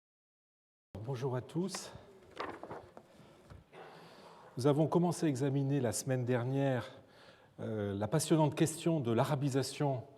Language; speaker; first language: French; native; French